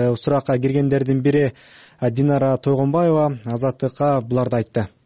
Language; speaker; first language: Kyrgyz; native; Kyrgyz